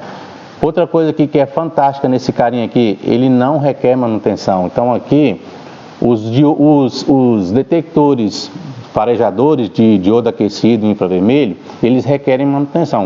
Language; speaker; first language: Portuguese; native; Portuguese